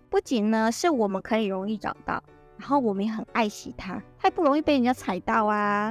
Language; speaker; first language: Chinese; native; Chinese